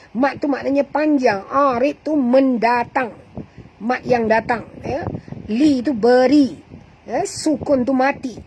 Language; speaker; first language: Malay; native; Malay